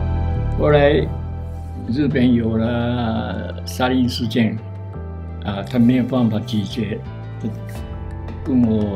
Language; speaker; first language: Chinese; non-native, local second language; Min Nan Chinese